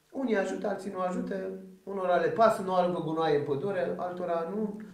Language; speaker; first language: Romanian; early bilingual, other home language; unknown